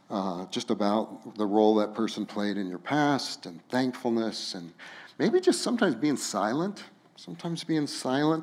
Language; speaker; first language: English; native; English